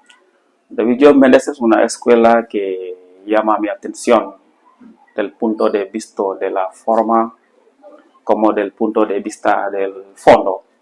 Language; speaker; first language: Spanish; non-native, fluent; Serer